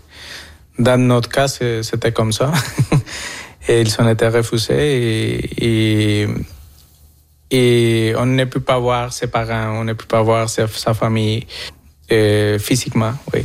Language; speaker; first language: French; non-native, fluent; Spanish